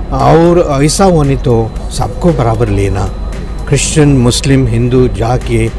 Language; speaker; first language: Hindi; non-native, local second language; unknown